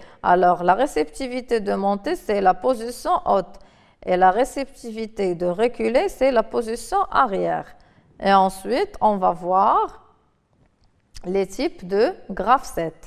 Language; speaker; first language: French; non-native, local second language; Arabic